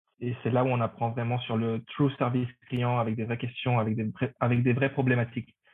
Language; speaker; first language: French; non-native, fluent; Spanish